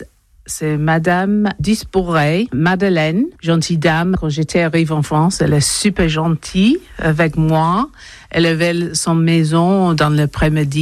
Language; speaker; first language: French; non-native, learner; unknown